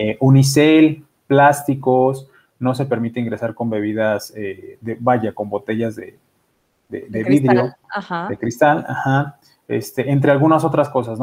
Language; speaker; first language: Spanish; native; Spanish